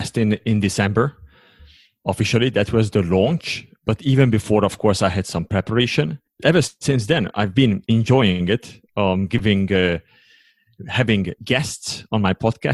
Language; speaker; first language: English; non-native, fluent; Hungarian